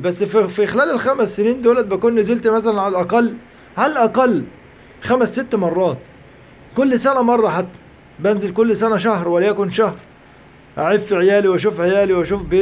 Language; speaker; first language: Arabic; native; Arabic